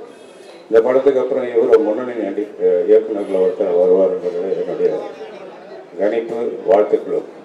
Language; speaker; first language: Tamil; native; Tamil